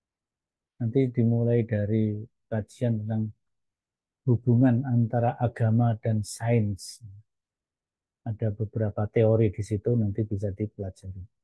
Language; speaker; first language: Indonesian; native; Indonesian